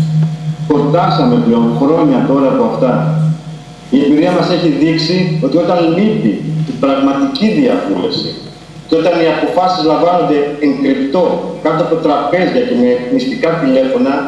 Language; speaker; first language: Greek; native; Greek